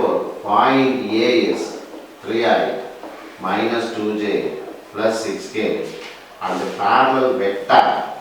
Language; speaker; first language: English; non-native, local second language; Tamil